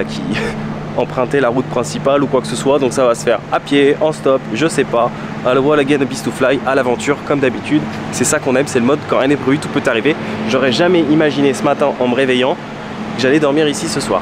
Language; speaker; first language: French; native; French